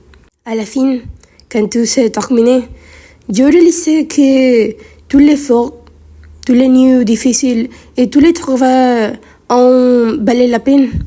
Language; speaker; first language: French; non-native, learner; Spanish